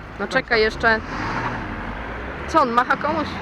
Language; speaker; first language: Polish; native; Polish